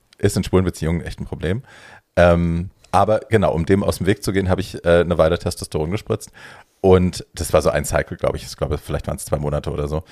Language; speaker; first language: German; native; German